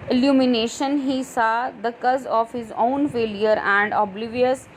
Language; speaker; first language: English; non-native, local second language; Punjabi